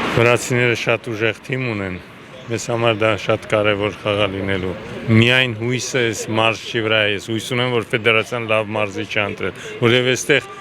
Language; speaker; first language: Armenian; native; Armenian